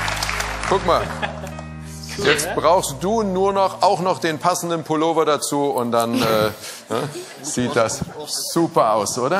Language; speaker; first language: German; native; German